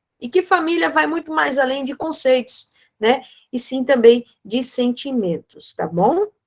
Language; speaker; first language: Portuguese; non-native, fluent; Spanish